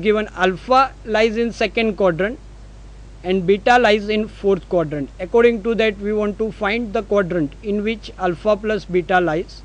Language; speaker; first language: English; non-native, local second language; Gujarati